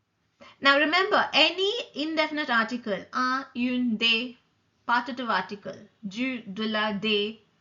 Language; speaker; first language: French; non-native, fluent; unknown